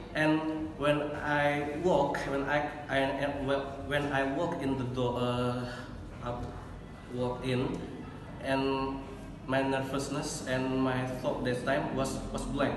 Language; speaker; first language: English; non-native, learner; Indonesian